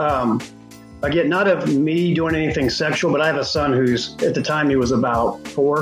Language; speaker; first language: English; native; English